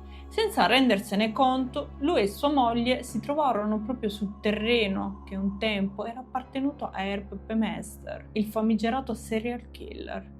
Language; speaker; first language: Italian; native; Italian